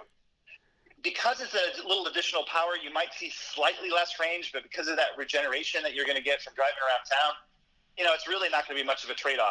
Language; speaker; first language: English; native; English